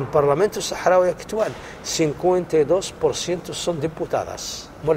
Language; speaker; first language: Spanish; non-native, local second language; Arabic